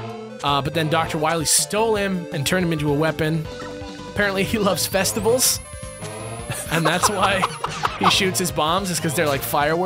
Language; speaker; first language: English; native; English